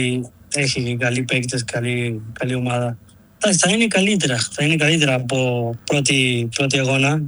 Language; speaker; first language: Greek; non-native, learner; Spanish